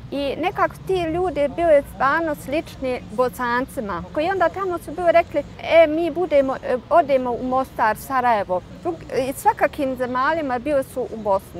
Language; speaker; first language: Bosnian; early bilingual, heritage; Bosnian